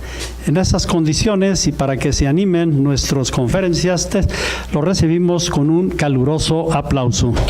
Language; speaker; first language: Spanish; native; Spanish